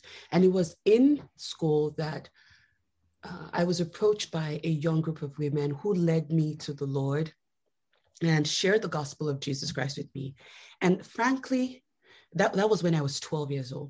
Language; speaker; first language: English; non-native, local second language; Yoruba